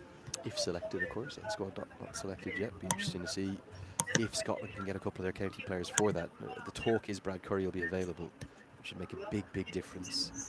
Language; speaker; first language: English; native; English